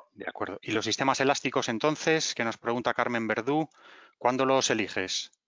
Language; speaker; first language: Spanish; native; Spanish